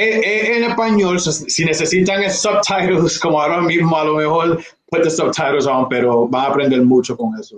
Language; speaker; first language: Spanish; early bilingual, heritage; Spanish